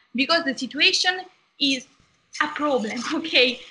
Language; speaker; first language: English; non-native, fluent; Italian